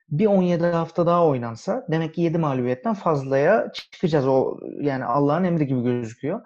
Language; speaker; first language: Turkish; early bilingual, heritage; Turkish